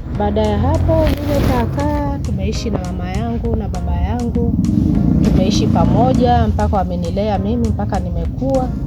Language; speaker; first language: Swahili; native; Swahili